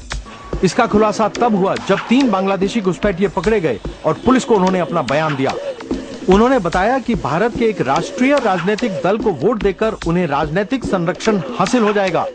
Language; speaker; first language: Hindi; native; Hindi